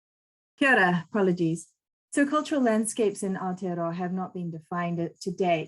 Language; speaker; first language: English; native; English